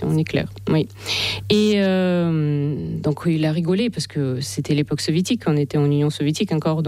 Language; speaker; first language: French; non-native, fluent; Russian